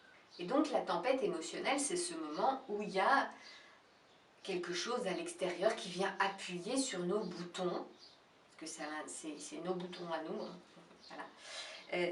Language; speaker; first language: French; native; French